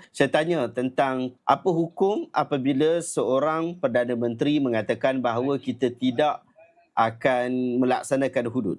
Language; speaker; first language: Malay; native; Malay